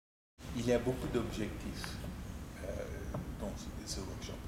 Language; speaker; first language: French; non-native, fluent; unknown